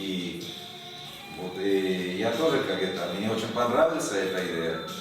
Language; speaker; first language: Russian; non-native, learner; Spanish